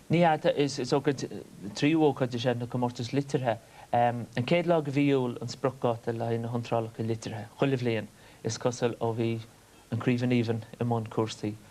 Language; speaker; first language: Irish; native; Irish